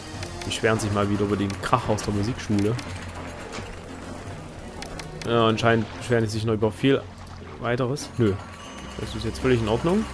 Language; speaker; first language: German; native; German